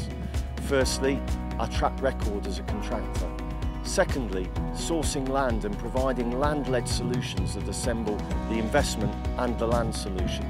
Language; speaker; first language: English; native; English